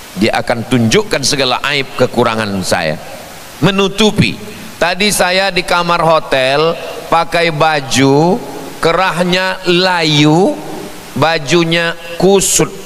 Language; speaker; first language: Indonesian; native; Indonesian